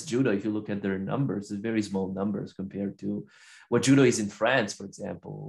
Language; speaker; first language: English; non-native, fluent; Italian